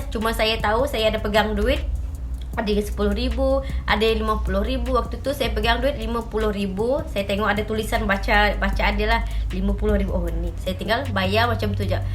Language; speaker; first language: Malay; native; Malay